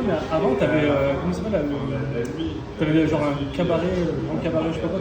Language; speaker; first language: French; native; French